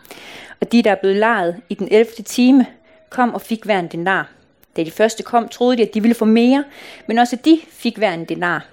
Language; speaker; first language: Danish; native; Danish